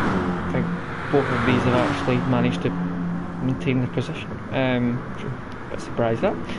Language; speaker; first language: English; native; English